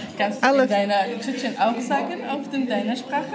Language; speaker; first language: German; non-native, learner; Persian